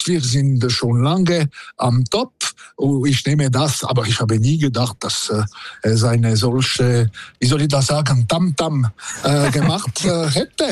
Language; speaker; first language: German; non-native, local second language; French